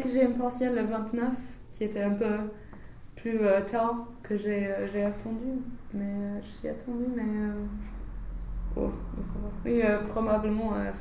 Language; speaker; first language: French; non-native, fluent; English